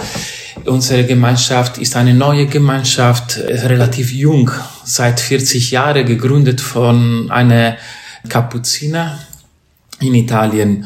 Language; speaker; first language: German; non-native, fluent; Italian